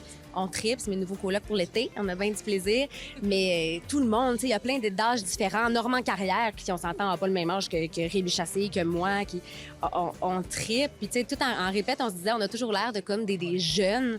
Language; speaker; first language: French; native; French